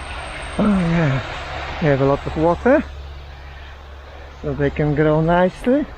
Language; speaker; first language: English; non-native, fluent; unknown